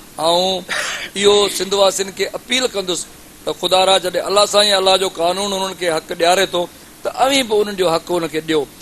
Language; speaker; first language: Sindhi; native; Sindhi